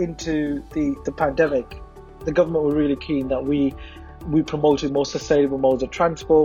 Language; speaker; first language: English; native; English